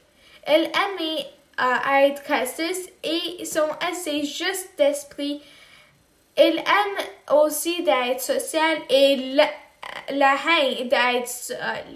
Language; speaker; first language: French; non-native, learner; English